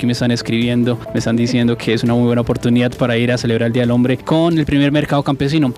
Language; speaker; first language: Spanish; native; Spanish